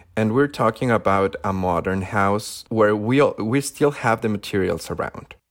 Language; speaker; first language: English; non-native, fluent; Spanish